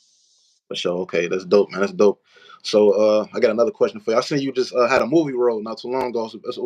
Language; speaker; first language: English; native; English